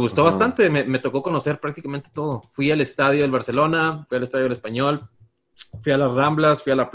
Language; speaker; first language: Spanish; native; Spanish